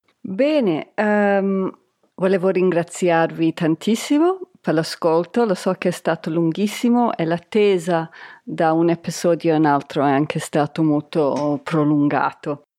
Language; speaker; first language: Italian; non-native, fluent; English